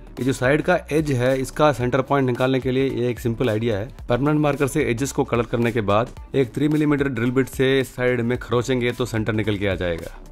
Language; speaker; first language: Hindi; non-native, local second language; Tamil